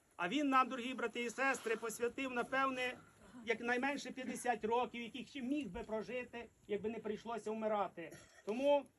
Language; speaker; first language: Ukrainian; native; Ukrainian